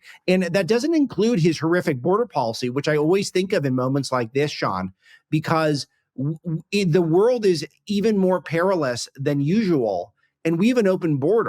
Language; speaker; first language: English; native; English